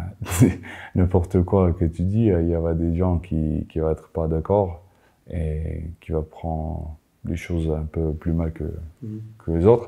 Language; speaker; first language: French; non-native, fluent; Afrikaans